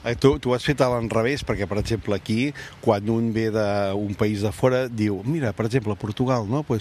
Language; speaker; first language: Catalan; native; Catalan